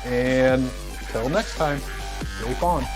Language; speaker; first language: English; native; English